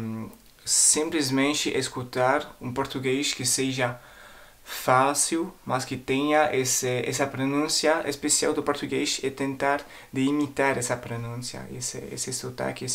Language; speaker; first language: Portuguese; non-native, fluent; French